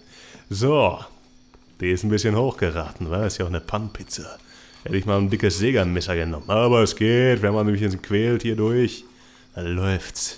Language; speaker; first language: German; native; German